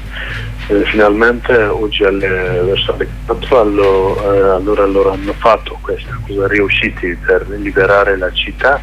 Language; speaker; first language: Italian; non-native, learner; Kurdish